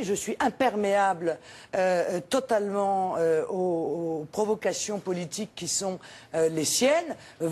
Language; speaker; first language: French; native; French